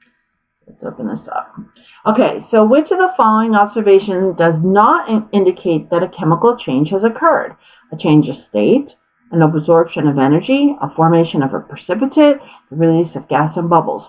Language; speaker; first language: English; native; English